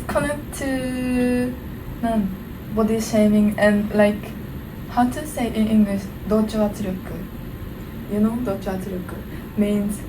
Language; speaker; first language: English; non-native, learner; Japanese